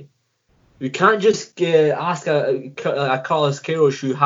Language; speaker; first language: English; native; English